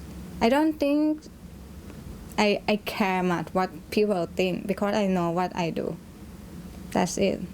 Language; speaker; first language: English; non-native, learner; Thai